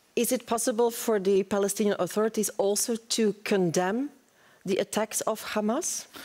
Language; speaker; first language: English; non-native, fluent; Dutch